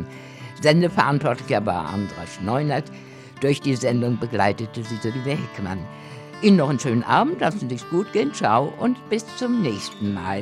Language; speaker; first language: German; native; German